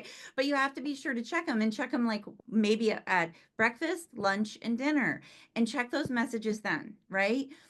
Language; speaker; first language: English; native; English